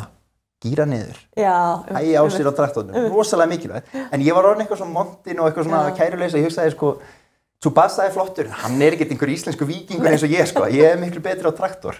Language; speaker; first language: Icelandic; native; Icelandic